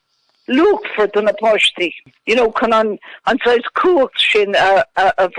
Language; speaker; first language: Irish; non-native, local second language; English